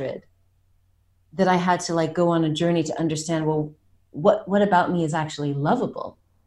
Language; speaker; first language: English; native; English